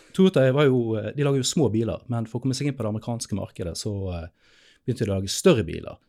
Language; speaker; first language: Norwegian; native; Norwegian